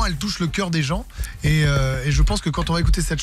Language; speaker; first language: French; native; French